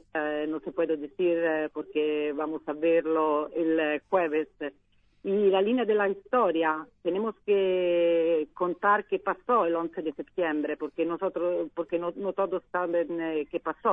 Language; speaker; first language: Spanish; non-native, learner; Italian